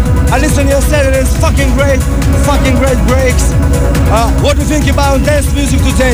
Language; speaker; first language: English; non-native, learner; Russian